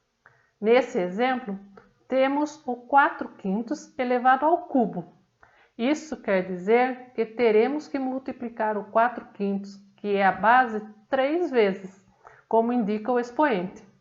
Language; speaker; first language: Portuguese; native; Portuguese